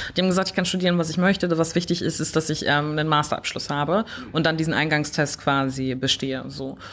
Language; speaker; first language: German; early bilingual, other home language; French